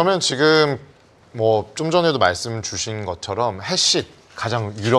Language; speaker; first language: Korean; native; Korean